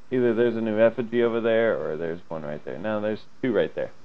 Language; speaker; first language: English; native; English